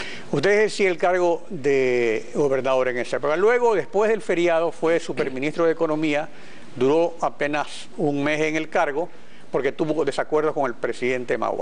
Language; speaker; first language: Spanish; native; Spanish